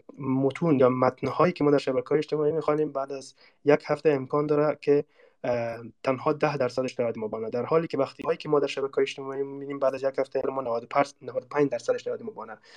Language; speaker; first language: Persian; native; Persian